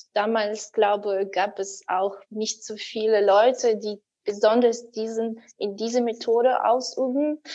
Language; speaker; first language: German; non-native, fluent; Russian